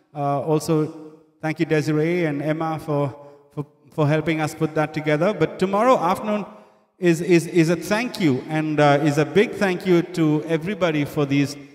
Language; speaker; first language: English; native; English